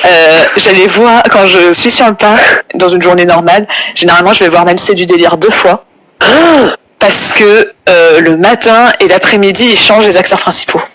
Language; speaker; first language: French; native; French